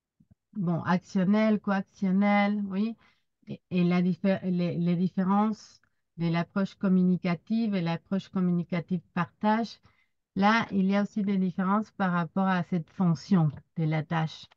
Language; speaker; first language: French; non-native, fluent; Spanish